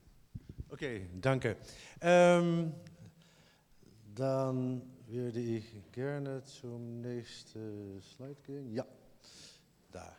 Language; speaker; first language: German; non-native, learner; Dutch